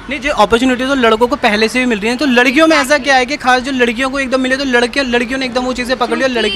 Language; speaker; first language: Hindi; native; Hindi